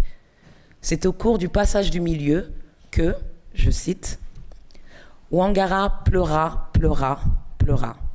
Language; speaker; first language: French; native; French